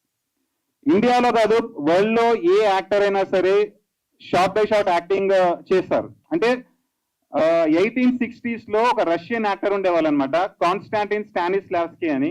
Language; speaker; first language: Telugu; native; Telugu